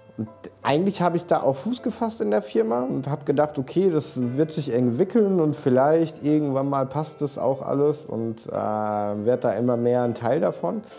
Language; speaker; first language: German; early bilingual, other home language; Czech